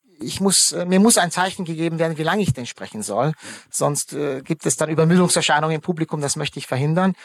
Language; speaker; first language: German; early bilingual, other home language; Hungarian